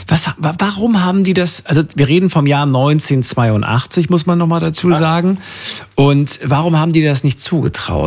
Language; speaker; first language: German; native; German